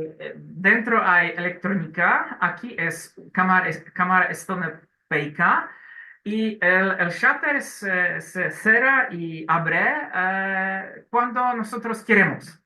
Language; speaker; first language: Spanish; non-native, learner; Polish